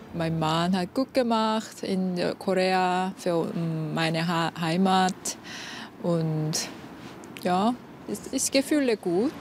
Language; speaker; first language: German; non-native, learner; Korean